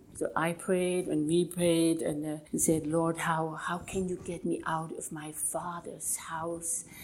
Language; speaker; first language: English; non-native, fluent; German